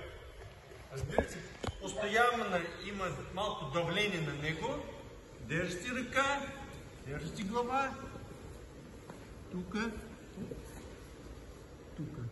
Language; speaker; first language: Bulgarian; non-native, learner; Russian